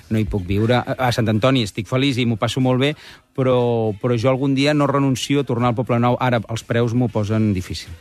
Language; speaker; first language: Catalan; native; Catalan